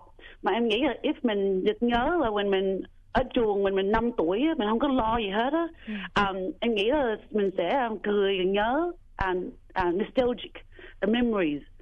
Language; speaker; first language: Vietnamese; early bilingual, heritage; Vietnamese